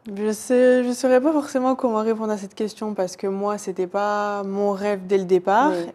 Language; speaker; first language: French; native; French